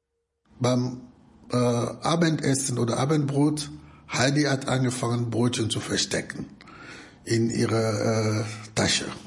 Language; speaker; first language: German; non-native, fluent; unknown